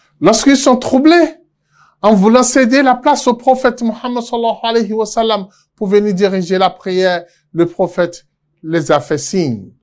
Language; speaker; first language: French; non-native, local second language; Yoruba